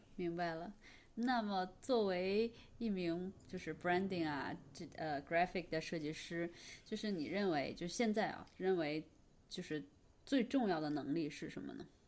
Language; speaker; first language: Chinese; native; Chinese